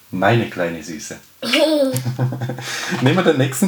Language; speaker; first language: German; native; German